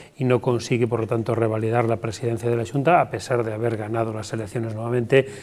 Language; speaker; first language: Spanish; non-native, local second language; Galician